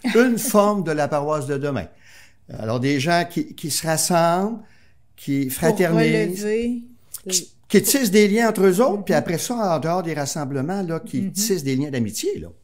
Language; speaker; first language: French; native; French